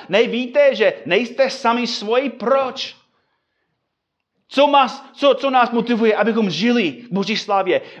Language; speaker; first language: Czech; non-native, fluent; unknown